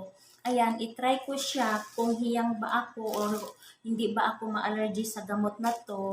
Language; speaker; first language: Filipino; native; Filipino